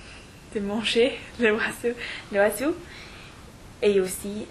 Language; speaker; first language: French; non-native, learner; English